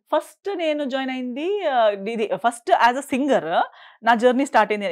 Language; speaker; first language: Telugu; non-native, fluent; Konkani